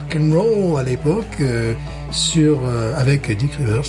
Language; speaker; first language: French; native; French